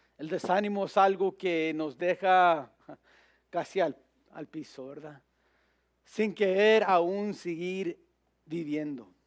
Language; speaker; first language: Spanish; early bilingual, heritage; Spanish